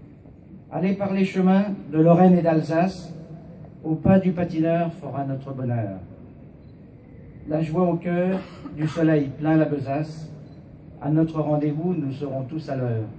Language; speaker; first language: French; native; French